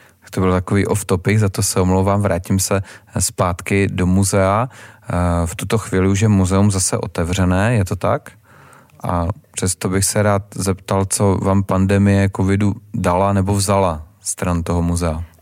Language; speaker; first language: Czech; native; Czech